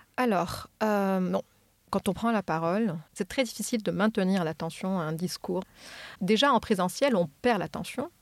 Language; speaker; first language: French; non-native, local second language; Arabic